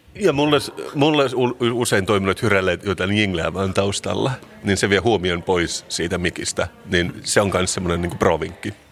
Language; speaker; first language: Finnish; non-native, local second language; Swedish